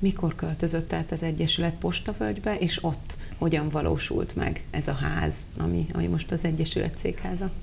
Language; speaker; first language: Hungarian; native; Hungarian